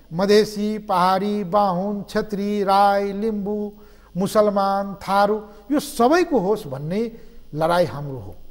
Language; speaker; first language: Nepali; non-native, local second language; Maithili